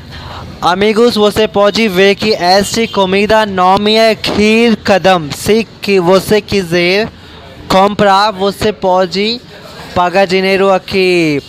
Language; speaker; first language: Portuguese; non-native, learner; Hindi